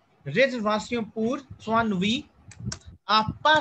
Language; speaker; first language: French; non-native, fluent; Hindi